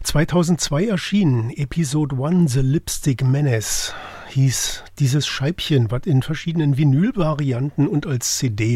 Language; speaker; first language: German; native; German